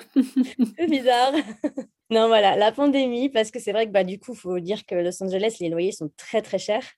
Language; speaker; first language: French; native; French